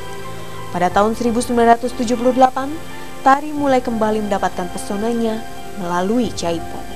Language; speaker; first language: Indonesian; native; Indonesian